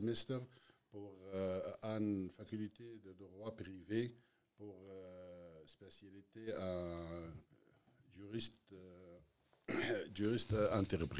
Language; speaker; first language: French; non-native, learner; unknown